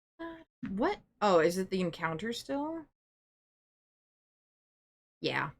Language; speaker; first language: English; native; English